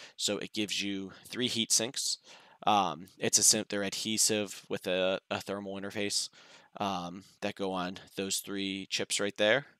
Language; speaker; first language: English; native; English